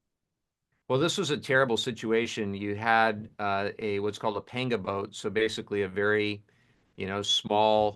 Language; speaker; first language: English; native; English